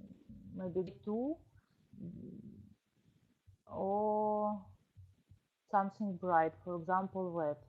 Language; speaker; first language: English; non-native, learner; Russian